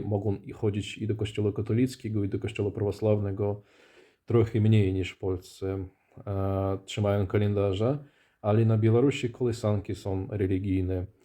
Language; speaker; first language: Polish; non-native, fluent; Russian